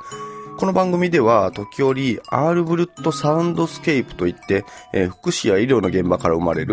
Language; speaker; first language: Japanese; native; Japanese